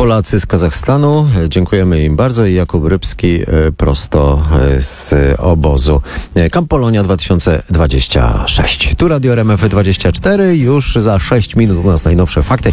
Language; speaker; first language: Polish; native; Polish